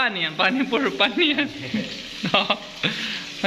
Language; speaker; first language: Chinese; non-native, fluent; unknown